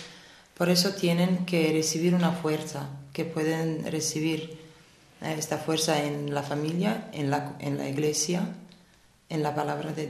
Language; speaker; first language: Spanish; non-native, fluent; Armenian